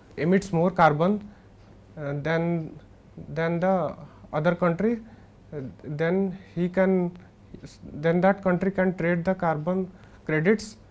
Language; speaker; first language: English; non-native, local second language; Odia